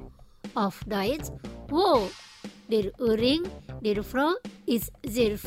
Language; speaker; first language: German; non-native, learner; Indonesian